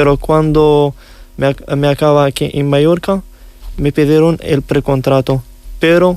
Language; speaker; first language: Spanish; non-native, learner; Riffian